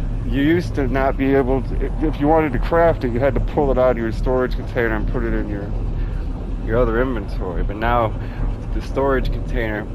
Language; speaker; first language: English; native; English